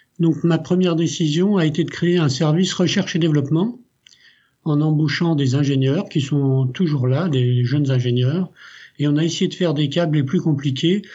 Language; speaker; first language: French; early bilingual, other home language; Italian